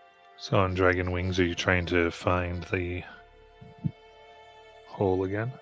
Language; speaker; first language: English; native; English